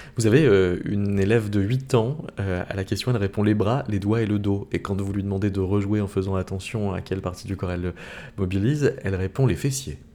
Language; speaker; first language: French; native; French